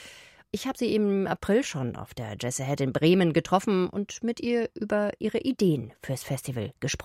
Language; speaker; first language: German; native; German